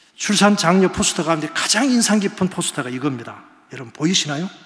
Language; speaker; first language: Korean; native; Korean